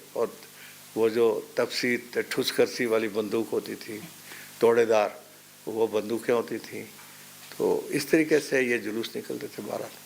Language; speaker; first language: Urdu; non-native, local second language; Pahari-Potwari